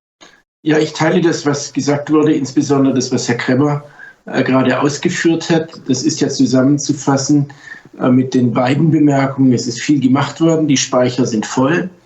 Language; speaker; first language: German; native; German